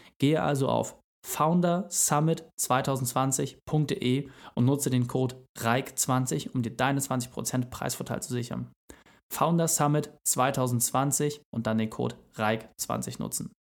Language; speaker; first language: German; native; German